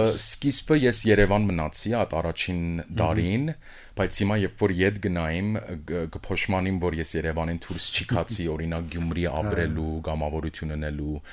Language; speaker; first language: Armenian; early bilingual, heritage; Armenian